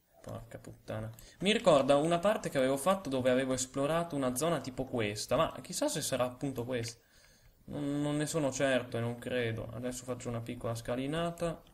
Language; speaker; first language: Italian; native; Italian